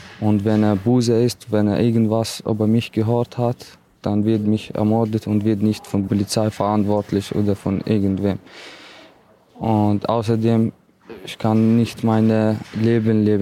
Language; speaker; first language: German; non-native, learner; Arabic